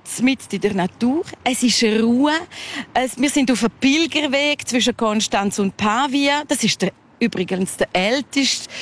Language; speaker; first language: German; early bilingual, other home language; Spanish